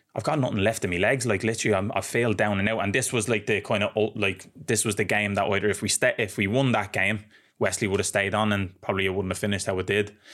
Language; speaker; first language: English; native; English